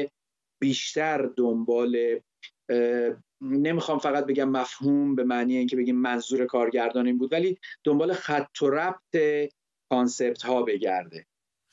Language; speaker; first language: Persian; native; Persian